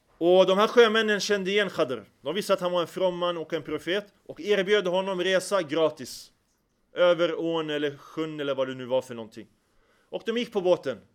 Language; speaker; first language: Swedish; early bilingual, other home language; Arabic